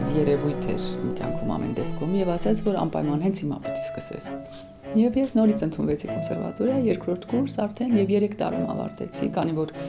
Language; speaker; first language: Armenian; native; Armenian